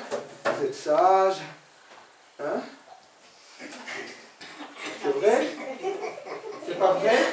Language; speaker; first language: French; native; French